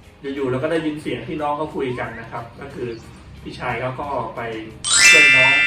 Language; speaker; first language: Thai; native; Thai